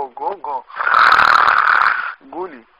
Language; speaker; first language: Arabic; native; Arabic